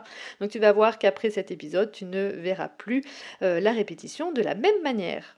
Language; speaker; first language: French; native; French